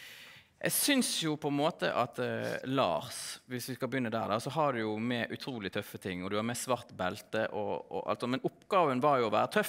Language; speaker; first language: Norwegian; native; Norwegian